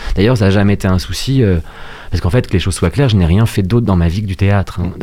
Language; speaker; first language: French; native; French